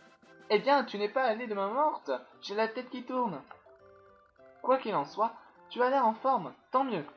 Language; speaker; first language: French; native; French